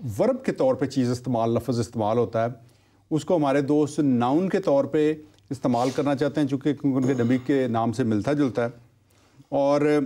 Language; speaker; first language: Urdu; non-native, local second language; Punjabi